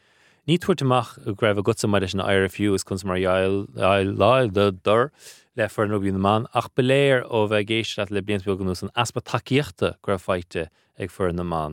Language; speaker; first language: Irish; native; Irish